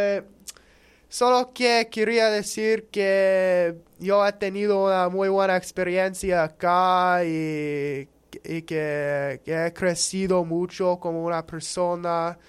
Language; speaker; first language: Spanish; non-native, learner; English